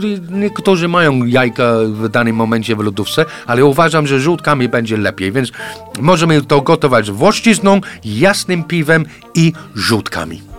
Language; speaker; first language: Polish; non-native, fluent; English